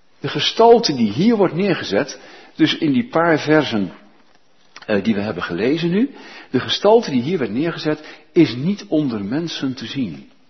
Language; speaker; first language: Dutch; native; Dutch